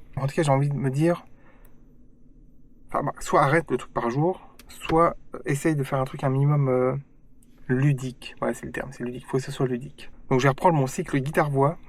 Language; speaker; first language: French; native; French